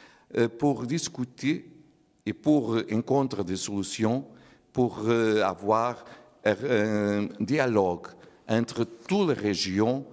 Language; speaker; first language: French; non-native, learner; Portuguese